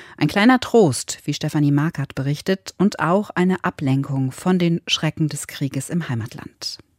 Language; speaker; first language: German; native; German